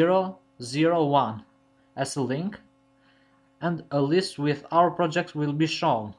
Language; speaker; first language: English; non-native, fluent; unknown